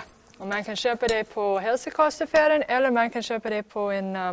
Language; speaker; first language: Swedish; non-native, fluent; English